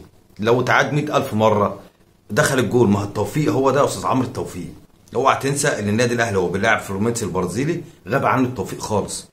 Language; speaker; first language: Arabic; native; Arabic